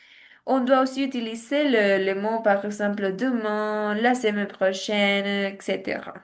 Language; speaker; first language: French; non-native, learner; Spanish